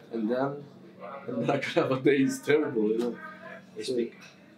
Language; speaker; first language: English; non-native, fluent; Swedish